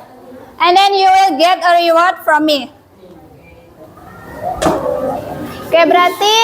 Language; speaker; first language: English; non-native, fluent; Indonesian